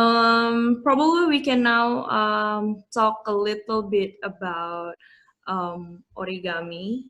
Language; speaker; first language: English; non-native, fluent; Indonesian